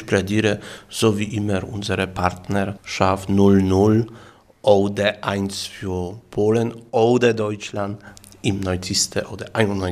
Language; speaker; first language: German; non-native, learner; Polish